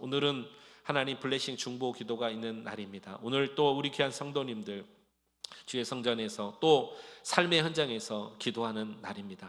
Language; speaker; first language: Korean; native; Korean